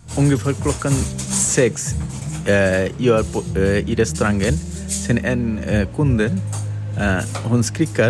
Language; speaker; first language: Swedish; non-native, learner; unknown